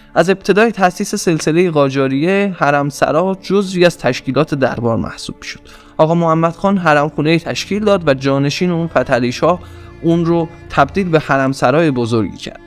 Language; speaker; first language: Persian; non-native, local second language; Azerbaijani